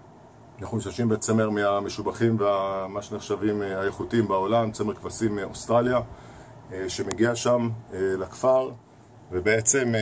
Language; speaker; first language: Hebrew; native; Hebrew